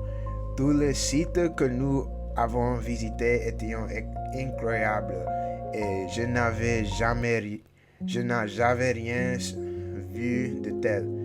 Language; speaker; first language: French; non-native, learner; English